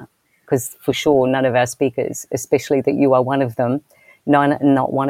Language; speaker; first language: English; native; English